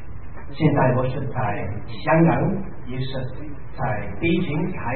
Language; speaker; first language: Chinese; non-native, fluent; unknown